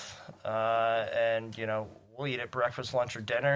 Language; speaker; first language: English; native; English